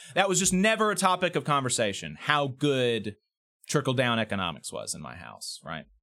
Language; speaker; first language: English; native; English